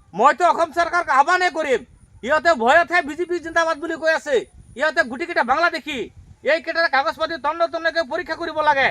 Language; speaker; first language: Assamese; non-native, local second language; Bangla